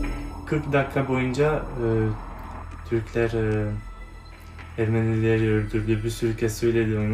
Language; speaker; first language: Turkish; early bilingual, heritage; Turkish